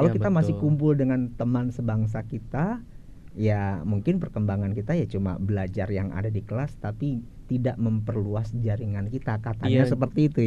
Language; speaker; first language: Indonesian; native; Indonesian